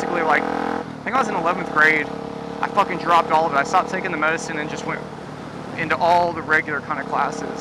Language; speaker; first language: English; native; English